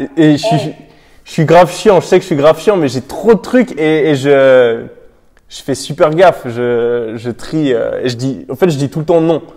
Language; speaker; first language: French; native; French